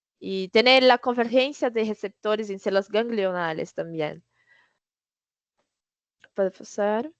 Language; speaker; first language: Spanish; non-native, learner; Portuguese